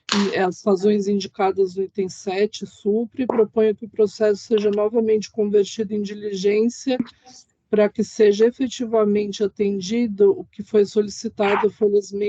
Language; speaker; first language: Portuguese; native; Portuguese